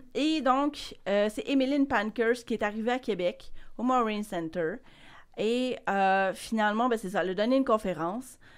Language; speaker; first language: French; native; French